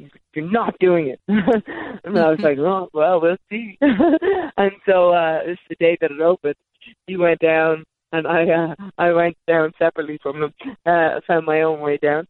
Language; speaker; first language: English; native; English